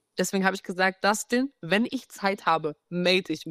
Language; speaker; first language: German; non-native, fluent; Portuguese